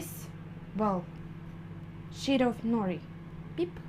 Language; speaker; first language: English; non-native, learner; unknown